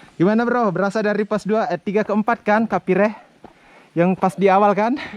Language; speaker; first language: Indonesian; non-native, local second language; Buginese